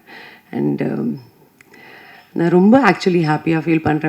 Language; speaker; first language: Tamil; non-native, fluent; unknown